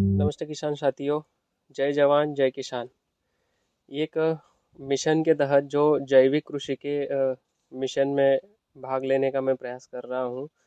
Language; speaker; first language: Hindi; non-native, local second language; Marathi